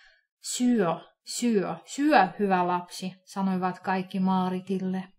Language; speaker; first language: Finnish; non-native, fluent; Russian